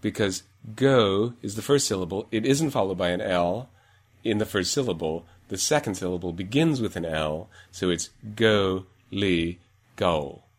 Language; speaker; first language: English; native; English